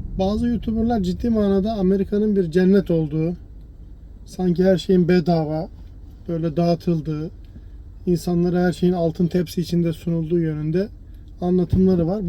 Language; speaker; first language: Turkish; early bilingual, heritage; Turkish